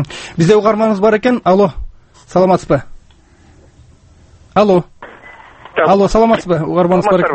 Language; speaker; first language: Kyrgyz; native; Kyrgyz